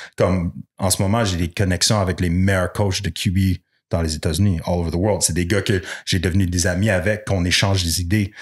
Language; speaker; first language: French; non-native, local second language; English